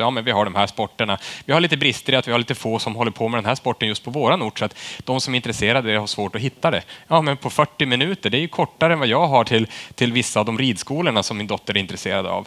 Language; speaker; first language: Swedish; native; Swedish